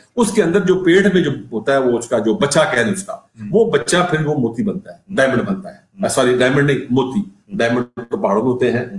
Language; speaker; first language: Urdu; non-native, local second language; Punjabi